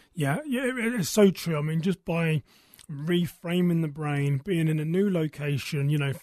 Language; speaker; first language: English; native; English